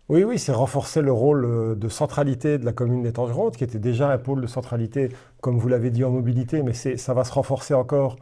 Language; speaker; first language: French; native; French